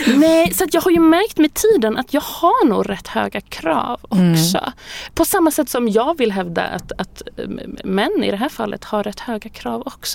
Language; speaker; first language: Swedish; native; Swedish